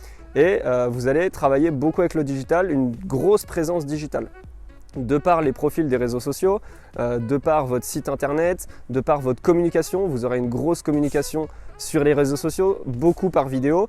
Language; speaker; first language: French; native; French